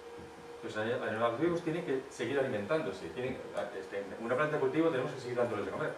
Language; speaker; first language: Spanish; native; Spanish